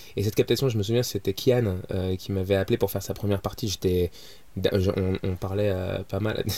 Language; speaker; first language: French; early bilingual, other home language; Arabic